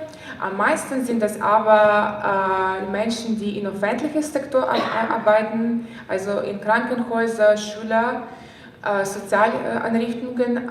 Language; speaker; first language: German; non-native, fluent; Ukrainian